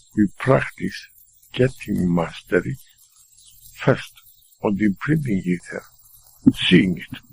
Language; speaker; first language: English; non-native, fluent; Greek